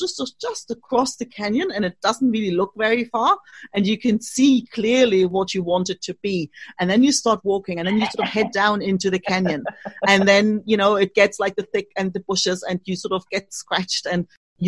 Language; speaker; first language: English; non-native, fluent; German